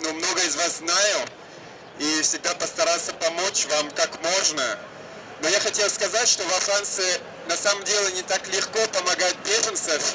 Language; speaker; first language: Russian; non-native, fluent; French